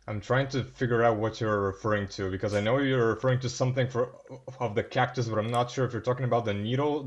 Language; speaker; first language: English; non-native, fluent; Bulgarian